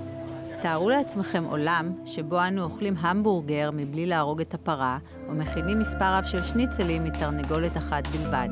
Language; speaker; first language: Hebrew; native; Hebrew